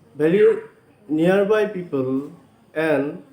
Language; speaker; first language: English; non-native, local second language; Assamese